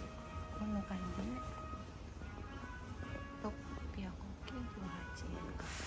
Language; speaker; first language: Japanese; non-native, learner; Filipino